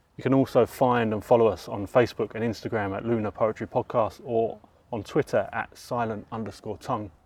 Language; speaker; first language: English; native; English